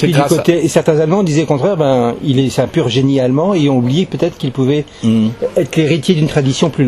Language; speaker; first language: French; native; French